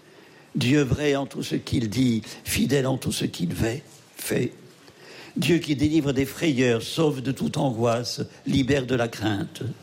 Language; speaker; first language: French; native; French